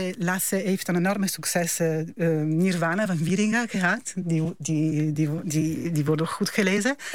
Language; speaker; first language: Dutch; non-native, fluent; Italian